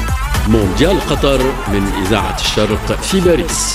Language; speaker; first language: Arabic; native; Arabic